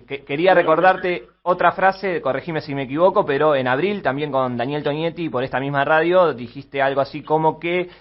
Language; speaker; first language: Spanish; native; Spanish